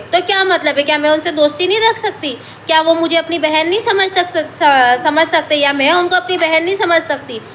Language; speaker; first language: Urdu; native; Urdu